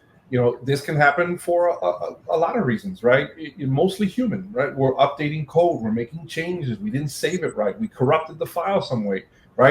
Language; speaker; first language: English; native; English